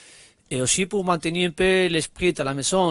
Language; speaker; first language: French; non-native, learner; Spanish